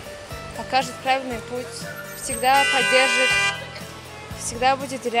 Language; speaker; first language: Russian; non-native, local second language; Tajik